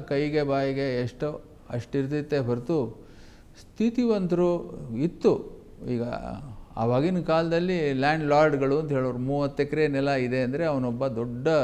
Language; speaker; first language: Kannada; native; Kannada